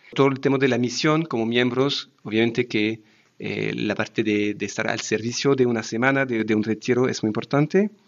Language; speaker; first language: Spanish; non-native, fluent; French